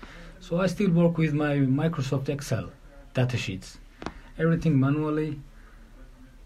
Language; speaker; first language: English; non-native, learner; Georgian